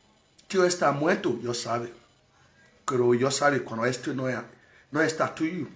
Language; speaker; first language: Spanish; non-native, learner; Bini